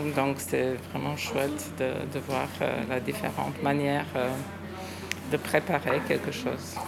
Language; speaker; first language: French; non-native, learner; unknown